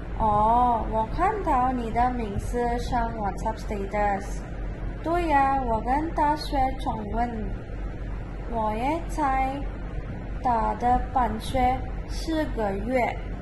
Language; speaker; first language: Chinese; non-native, learner; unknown